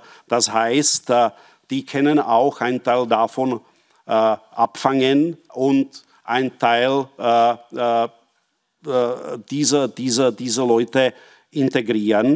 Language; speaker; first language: German; non-native, fluent; Czech